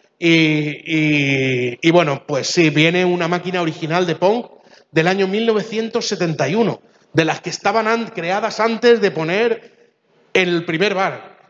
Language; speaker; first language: Spanish; early bilingual, other home language; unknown